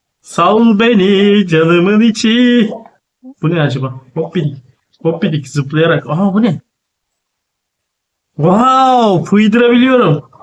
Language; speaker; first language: Turkish; native; Turkish